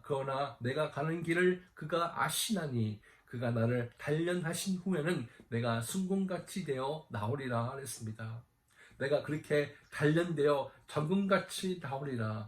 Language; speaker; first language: Korean; native; Korean